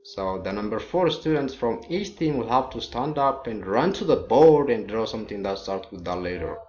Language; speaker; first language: English; non-native, local second language; Amharic